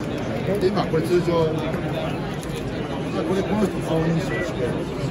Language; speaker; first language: Japanese; native; Japanese